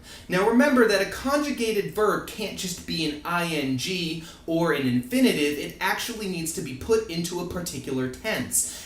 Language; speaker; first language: English; native; English